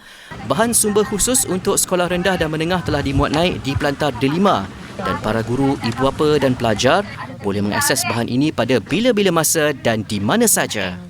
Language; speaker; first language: Malay; native; Malay